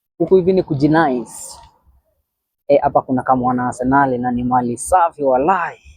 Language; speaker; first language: Swahili; native; Swahili